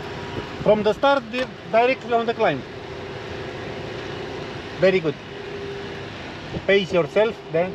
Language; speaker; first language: English; non-native, learner; Romanian